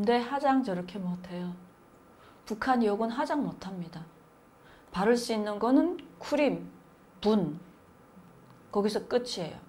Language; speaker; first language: Korean; native; Korean